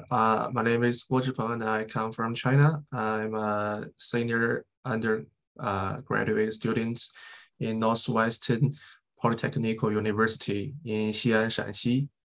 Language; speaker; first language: English; non-native, fluent; Chinese